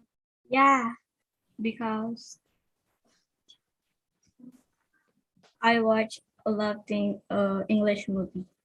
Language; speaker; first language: English; non-native, learner; Indonesian